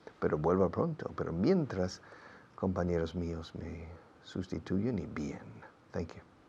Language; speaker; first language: Spanish; non-native, fluent; English